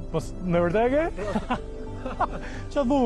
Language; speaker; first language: Albanian; native; Albanian